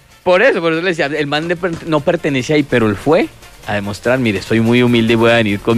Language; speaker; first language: Spanish; native; Spanish